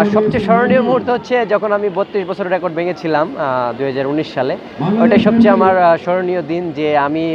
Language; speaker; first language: Bangla; native; Bangla